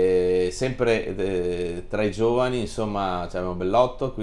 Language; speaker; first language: Italian; native; Italian